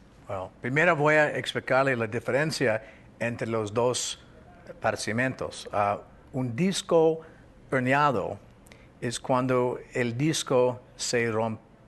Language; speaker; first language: Spanish; non-native, fluent; English